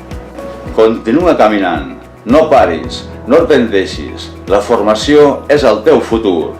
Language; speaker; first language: Catalan; native; Catalan